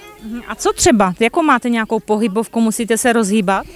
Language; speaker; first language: Czech; native; Czech